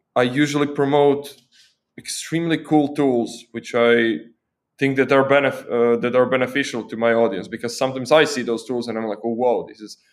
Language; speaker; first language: English; non-native, fluent; Croatian